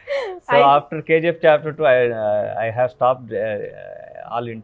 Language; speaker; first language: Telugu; non-native, learner; Kannada